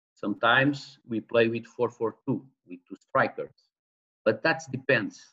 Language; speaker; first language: English; non-native, learner; Portuguese